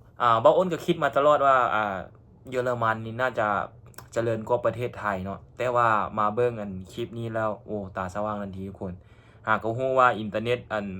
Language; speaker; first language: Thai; non-native, local second language; Northeastern Thai